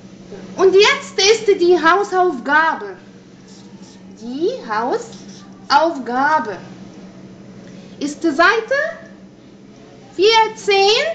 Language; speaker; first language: German; non-native, fluent; Arabic